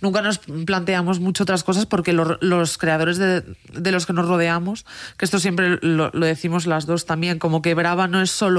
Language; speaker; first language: Spanish; native; Spanish